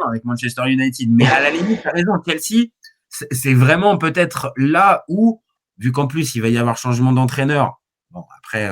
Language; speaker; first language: French; native; French